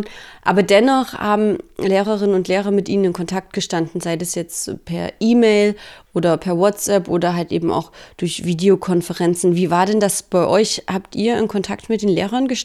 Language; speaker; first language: German; native; German